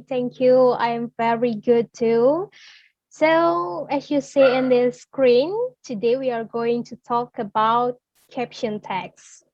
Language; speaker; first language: English; non-native, learner; Indonesian